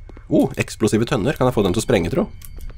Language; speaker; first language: Norwegian; native; Norwegian